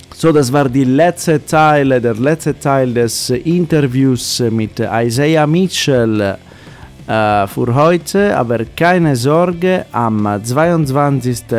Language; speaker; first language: German; non-native, fluent; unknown